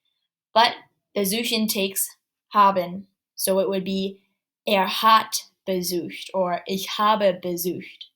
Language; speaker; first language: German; non-native, fluent; English